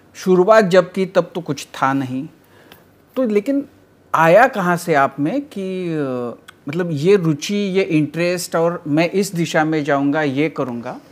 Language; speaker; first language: Hindi; non-native, local second language; Marathi